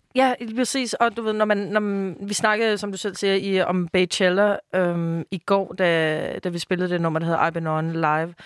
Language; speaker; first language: Danish; non-native, fluent; Spanish